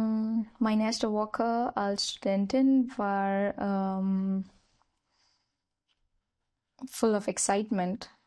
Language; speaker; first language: German; non-native, learner; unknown